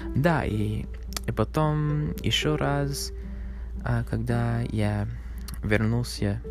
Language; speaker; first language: Russian; non-native, learner; English